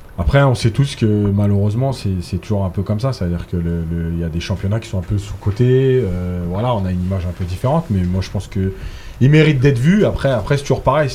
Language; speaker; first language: French; native; French